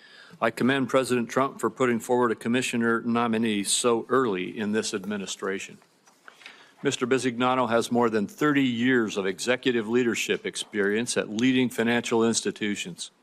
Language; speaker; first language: English; native; English